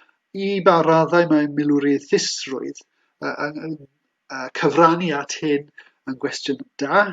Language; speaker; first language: Welsh; native; Welsh